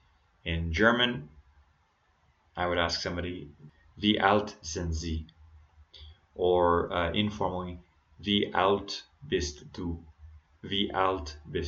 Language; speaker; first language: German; non-native, learner; English